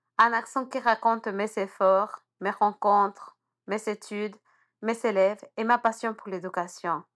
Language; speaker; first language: French; non-native, fluent; Spanish